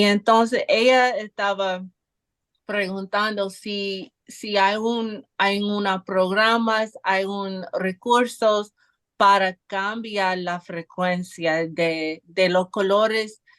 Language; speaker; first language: Spanish; non-native, learner; English